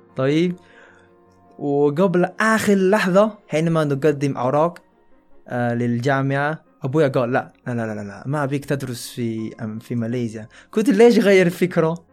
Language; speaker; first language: Arabic; non-native, fluent; Chinese